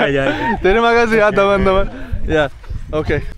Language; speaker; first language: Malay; non-native, learner; Turkish